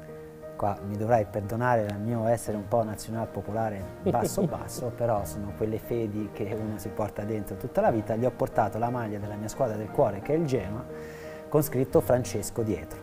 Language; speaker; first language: Italian; native; Italian